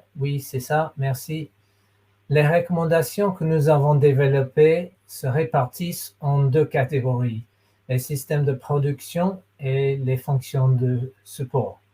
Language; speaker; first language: French; non-native, fluent; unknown